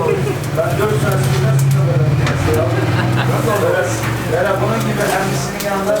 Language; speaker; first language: Turkish; native; Turkish